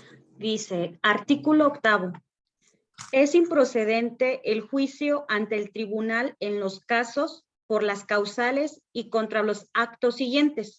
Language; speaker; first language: Spanish; native; Spanish